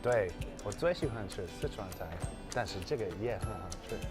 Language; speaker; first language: Chinese; non-native, learner; English